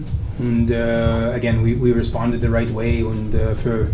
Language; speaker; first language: German; non-native, learner; English